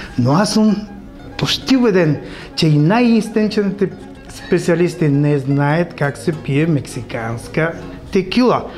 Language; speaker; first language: Bulgarian; non-native, fluent; Spanish